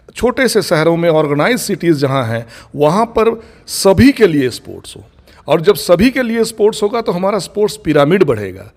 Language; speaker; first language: Hindi; non-native, local second language; Bangla